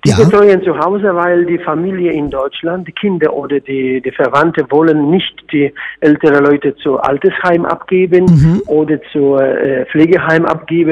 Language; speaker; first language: German; non-native, fluent; Polish